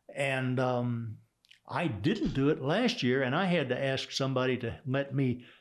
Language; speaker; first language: English; native; English